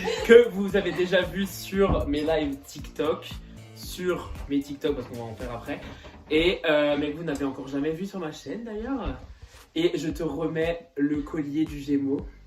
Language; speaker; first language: French; native; French